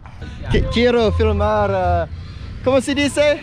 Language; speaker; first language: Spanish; non-native, learner; English